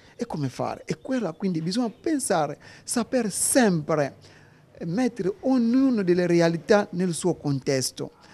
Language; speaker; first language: Italian; non-native, fluent; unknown